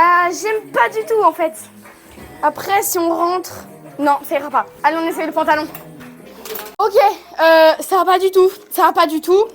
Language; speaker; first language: French; native; French